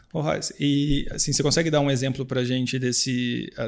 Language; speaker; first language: Portuguese; native; Portuguese